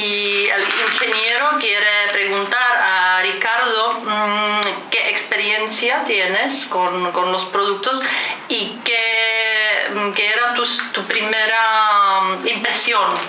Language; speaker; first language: Spanish; non-native, fluent; Czech